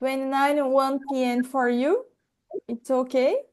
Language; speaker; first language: English; non-native, fluent; Portuguese